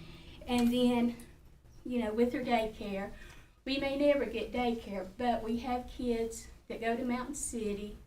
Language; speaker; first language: English; native; English